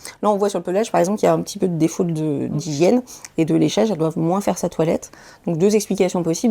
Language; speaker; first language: French; native; French